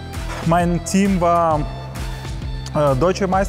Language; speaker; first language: German; non-native, learner; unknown